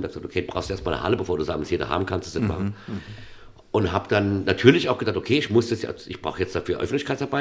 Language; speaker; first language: German; native; German